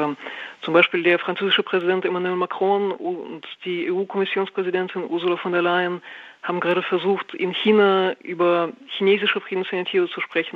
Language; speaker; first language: German; non-native, fluent; Russian